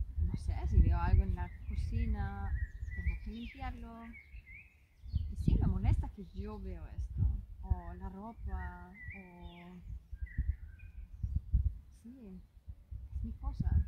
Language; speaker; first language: Spanish; non-native, learner; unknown